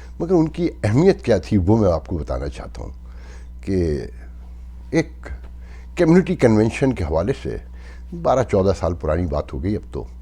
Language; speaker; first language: Urdu; native; Urdu